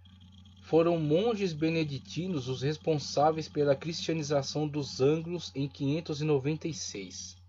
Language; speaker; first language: Portuguese; native; Portuguese